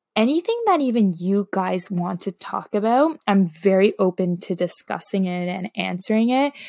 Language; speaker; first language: English; non-native, fluent; Slovak